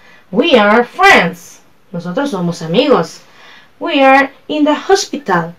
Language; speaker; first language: English; non-native, fluent; Spanish